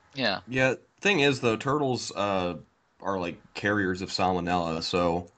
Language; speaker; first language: English; native; English